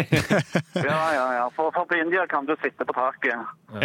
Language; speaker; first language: Norwegian; native; Norwegian